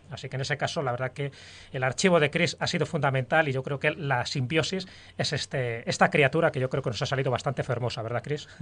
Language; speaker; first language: Spanish; native; Spanish